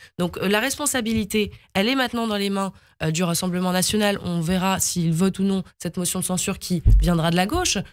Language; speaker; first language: French; native; French